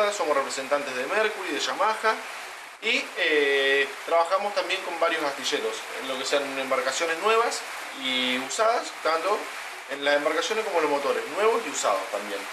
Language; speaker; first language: Spanish; native; Spanish